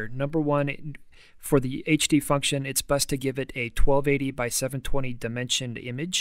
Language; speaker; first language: English; native; English